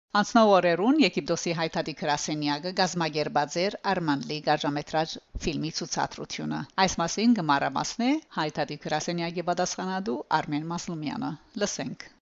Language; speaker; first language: Armenian; early bilingual, heritage; Armenian